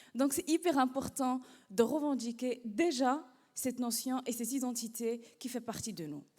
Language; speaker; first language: French; non-native, local second language; Arabic